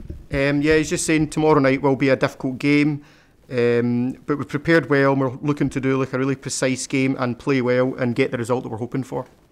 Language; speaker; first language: English; native; English